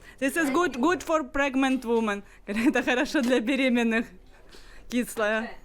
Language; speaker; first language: Russian; native; Russian